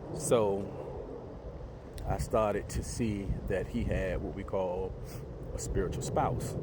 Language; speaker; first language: English; native; English